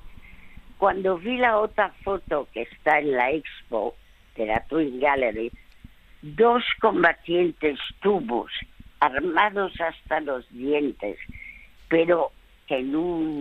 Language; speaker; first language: Spanish; early bilingual, other home language; French